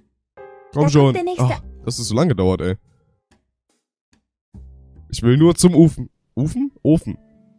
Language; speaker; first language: German; native; German